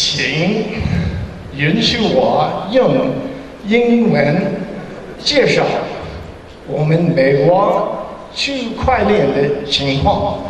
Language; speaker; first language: Chinese; non-native, learner; English